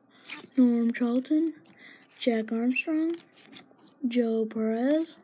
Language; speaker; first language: English; native; English